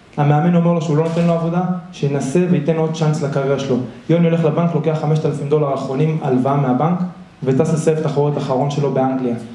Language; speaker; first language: Hebrew; early bilingual, other home language; Spanish